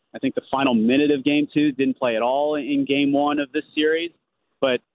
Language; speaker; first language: English; native; English